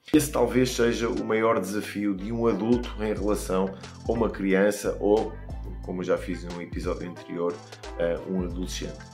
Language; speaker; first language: Portuguese; native; Portuguese